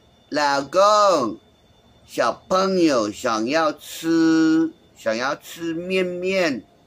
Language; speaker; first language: Chinese; non-native, fluent; English